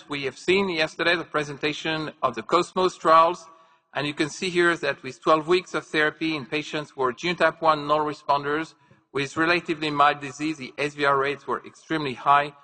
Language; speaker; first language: English; non-native, fluent; French